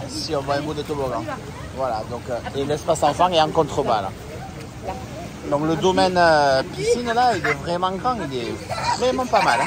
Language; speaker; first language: French; native; French